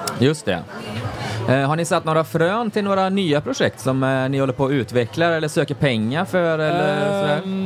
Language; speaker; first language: Swedish; native; Swedish